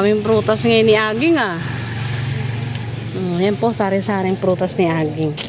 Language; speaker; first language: Filipino; native; Filipino